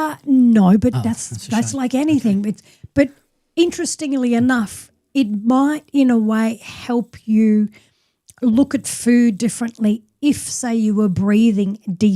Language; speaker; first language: English; native; English